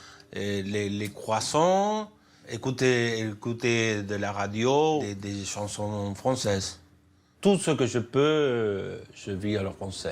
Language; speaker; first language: French; non-native, fluent; Spanish